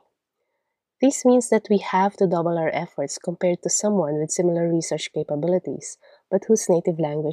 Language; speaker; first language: English; non-native, local second language; Filipino